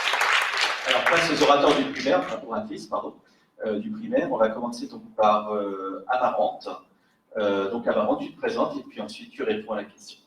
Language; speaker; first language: French; native; French